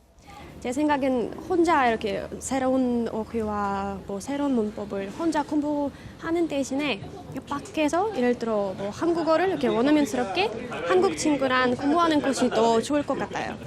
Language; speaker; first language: Korean; non-native, fluent; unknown